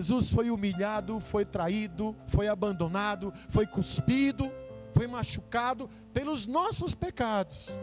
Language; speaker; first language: Portuguese; native; Portuguese